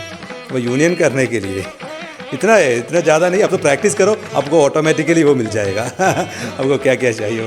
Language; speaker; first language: Hindi; non-native, local second language; Malayalam